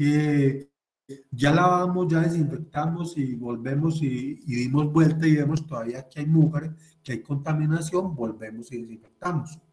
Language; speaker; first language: Spanish; native; Spanish